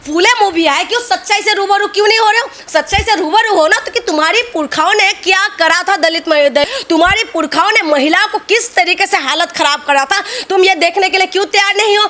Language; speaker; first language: Hindi; non-native, local second language; Assamese